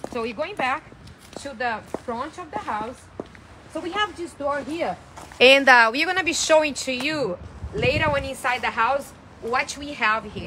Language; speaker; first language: English; non-native, fluent; Portuguese